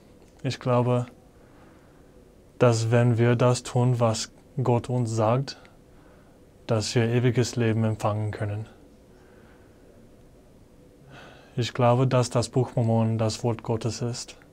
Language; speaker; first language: German; non-native, fluent; English